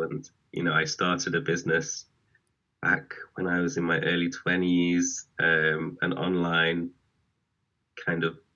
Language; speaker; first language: English; native; English